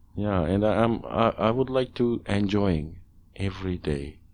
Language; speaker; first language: English; non-native, learner; Hungarian